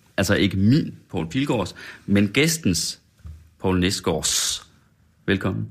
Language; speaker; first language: Danish; native; Danish